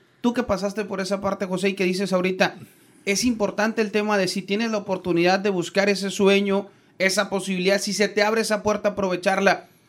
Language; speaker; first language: Spanish; native; Spanish